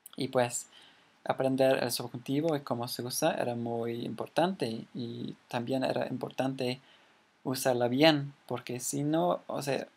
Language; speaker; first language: Spanish; non-native, fluent; English